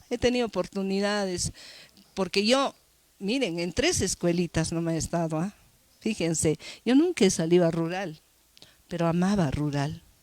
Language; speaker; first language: Spanish; native; Spanish